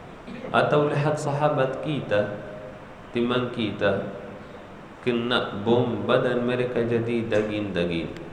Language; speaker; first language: Indonesian; non-native, learner; Arabic